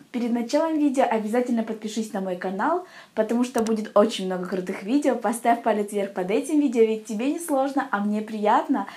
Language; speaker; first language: Russian; native; Russian